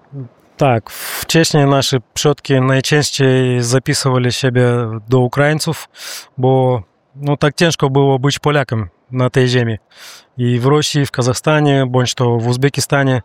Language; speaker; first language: Polish; non-native, learner; Russian